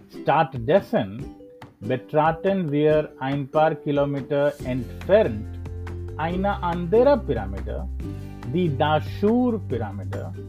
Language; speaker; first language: German; non-native, learner; English